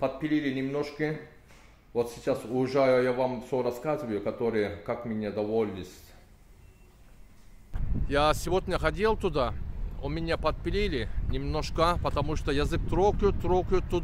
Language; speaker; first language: Russian; non-native, learner; Turkish